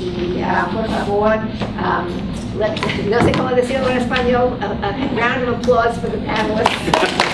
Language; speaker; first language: Spanish; non-native, fluent; English